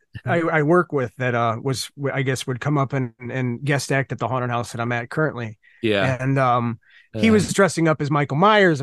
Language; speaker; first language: English; native; English